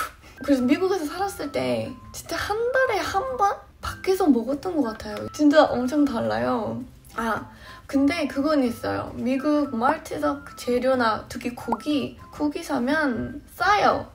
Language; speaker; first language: Korean; non-native, fluent; English